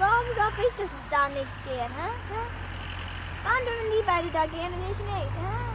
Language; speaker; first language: German; non-native, learner; English